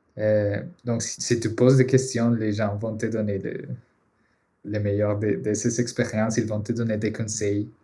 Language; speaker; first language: French; non-native, fluent; Spanish